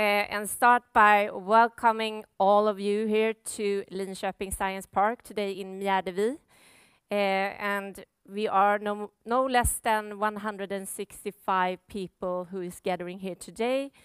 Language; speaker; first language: English; non-native, fluent; Swedish